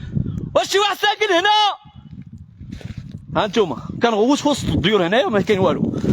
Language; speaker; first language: Arabic; native; Arabic